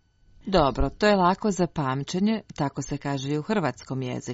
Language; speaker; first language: Croatian; native; Croatian